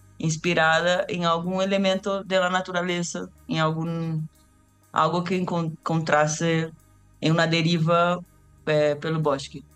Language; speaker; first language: Spanish; non-native, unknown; Portuguese